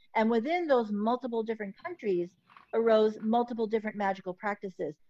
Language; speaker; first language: English; early bilingual, other home language; Filipino